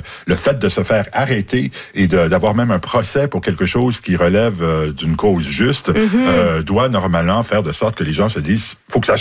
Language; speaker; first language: French; native; French